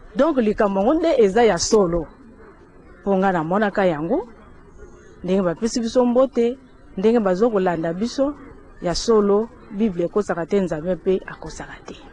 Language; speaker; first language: Lingala; non-native, local second language; Kituba (Democratic Republic of Congo)